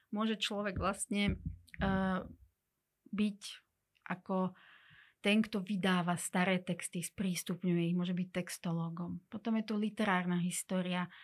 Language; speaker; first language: Slovak; non-native, local second language; Hungarian